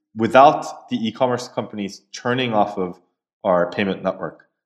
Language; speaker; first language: English; native; English